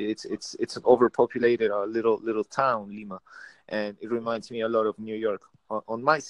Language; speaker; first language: English; early bilingual, other home language; Spanish